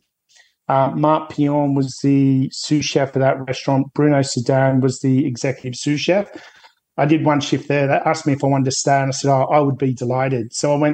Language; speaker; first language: English; native; English